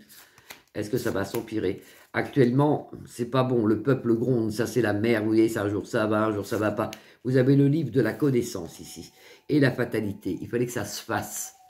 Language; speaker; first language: French; native; French